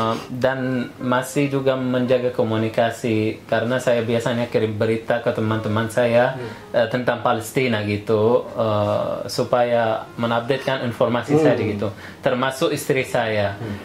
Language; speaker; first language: Indonesian; non-native, fluent; Arabic